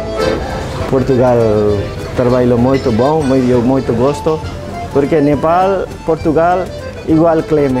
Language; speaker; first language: Portuguese; non-native, learner; Nepali